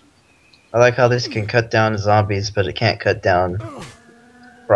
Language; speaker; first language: English; native; English